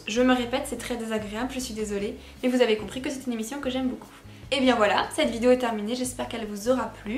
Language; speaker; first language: French; native; French